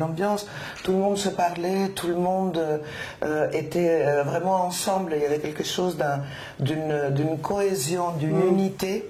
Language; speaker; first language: French; non-native, fluent; Spanish